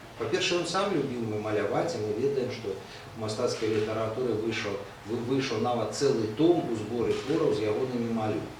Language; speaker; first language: Belarusian; native; Belarusian